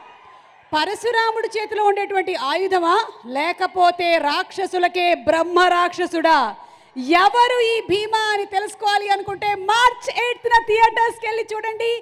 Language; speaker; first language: Telugu; native; Telugu